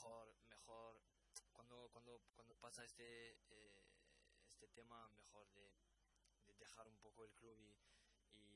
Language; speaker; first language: Spanish; non-native, fluent; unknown